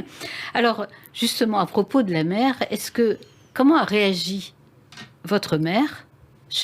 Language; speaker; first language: French; native; French